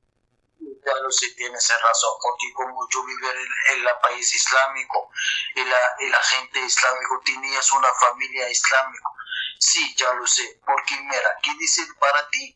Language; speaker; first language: Spanish; non-native, learner; Arabic